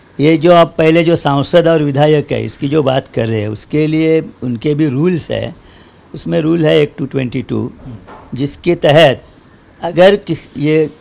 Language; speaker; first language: Hindi; non-native, local second language; Marathi